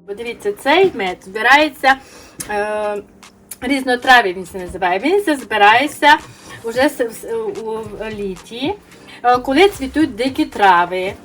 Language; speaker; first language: Ukrainian; native; Ukrainian